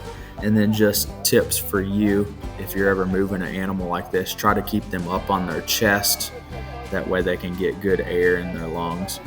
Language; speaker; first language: English; native; English